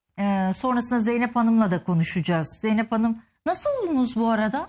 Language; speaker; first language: Turkish; native; Turkish